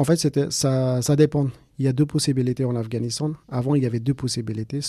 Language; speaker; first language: French; non-native, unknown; Persian